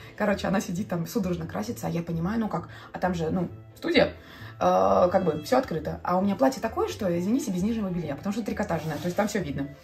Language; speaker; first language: Russian; non-native, local second language; Latvian